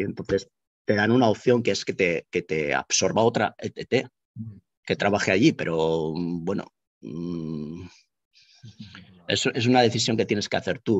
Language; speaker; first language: Spanish; native; Spanish